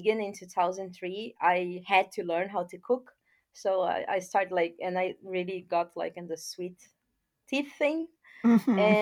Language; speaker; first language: English; non-native, fluent; Portuguese